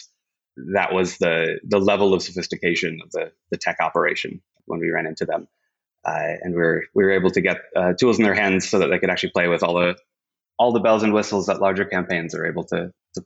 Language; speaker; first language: English; native; English